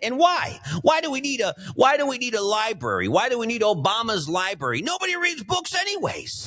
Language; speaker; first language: English; native; English